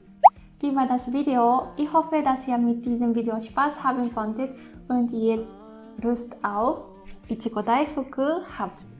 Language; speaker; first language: German; non-native, fluent; Japanese